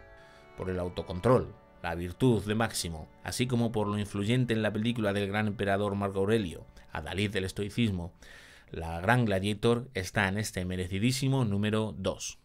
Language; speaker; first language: Spanish; native; Spanish